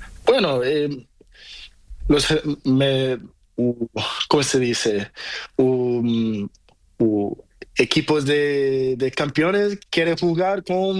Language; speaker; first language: Spanish; non-native, learner; Portuguese